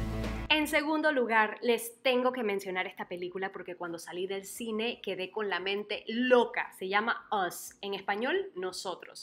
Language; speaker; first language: Spanish; native; Spanish